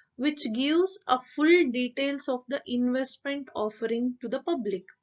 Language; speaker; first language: English; non-native, local second language; Kannada